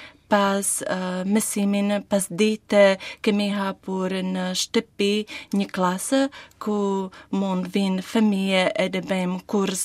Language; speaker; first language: Albanian; non-native, learner; Slovak